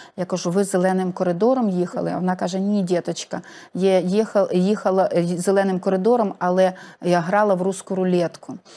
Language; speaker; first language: Ukrainian; native; Ukrainian